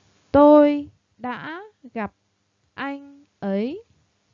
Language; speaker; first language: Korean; non-native, fluent; Vietnamese